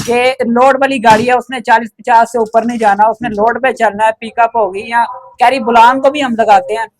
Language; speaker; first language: Urdu; non-native, local second language; Punjabi